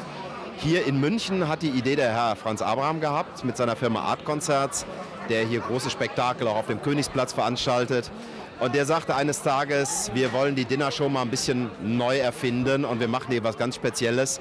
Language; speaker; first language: German; native; German